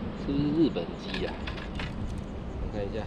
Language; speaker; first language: Chinese; native; Chinese